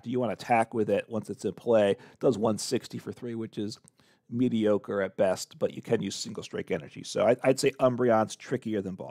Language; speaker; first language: English; native; English